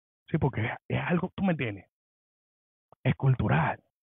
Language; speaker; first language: Spanish; early bilingual, heritage; Spanish